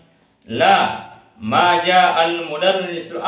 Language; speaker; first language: Arabic; non-native, fluent; Indonesian